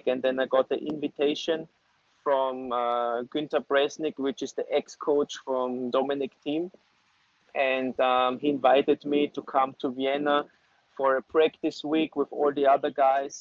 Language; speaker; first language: English; non-native, fluent; German